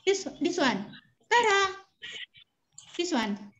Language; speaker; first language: English; non-native, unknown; Indonesian